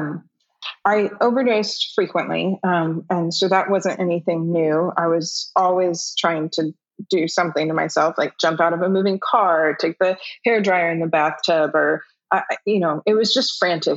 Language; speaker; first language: English; early bilingual, other home language; German